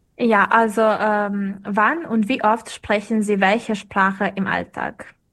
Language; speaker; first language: German; non-native, fluent; Serbian